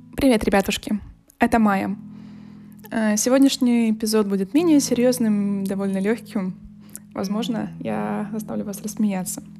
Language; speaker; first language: Russian; native; Russian